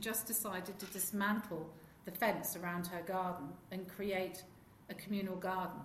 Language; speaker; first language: English; native; English